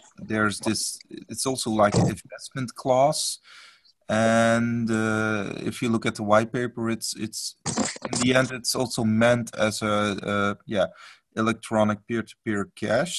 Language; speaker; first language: English; non-native, fluent; Dutch